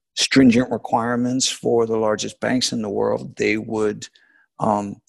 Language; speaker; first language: English; native; English